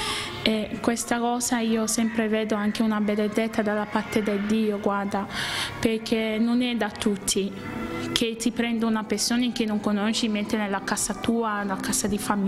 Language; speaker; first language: Italian; non-native, fluent; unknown